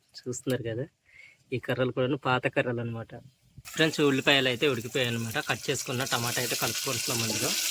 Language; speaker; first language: Telugu; non-native, local second language; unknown